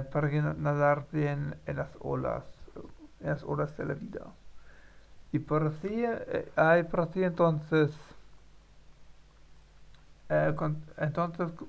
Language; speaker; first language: Spanish; non-native, learner; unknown